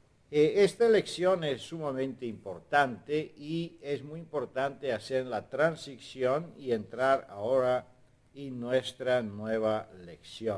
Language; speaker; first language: Spanish; non-native, fluent; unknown